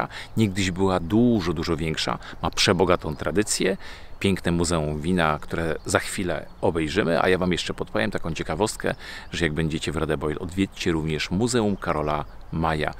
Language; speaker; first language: Polish; native; Polish